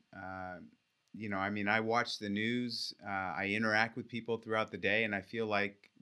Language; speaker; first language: English; native; English